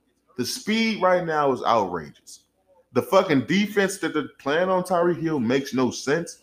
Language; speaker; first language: English; native; English